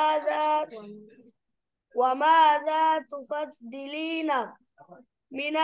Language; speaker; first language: Arabic; non-native, learner; Bangla